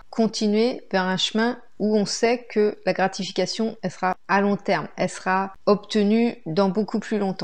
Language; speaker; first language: French; native; French